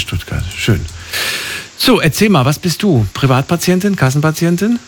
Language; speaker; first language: German; native; German